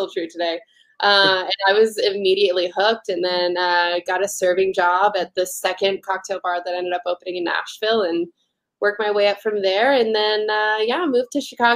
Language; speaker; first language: English; native; English